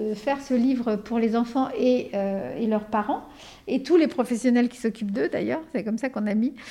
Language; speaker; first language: French; early bilingual, other home language; Spanish